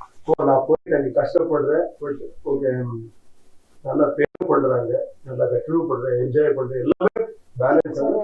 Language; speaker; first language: Tamil; non-native, learner; Kannada